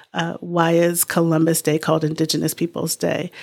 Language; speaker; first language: English; native; English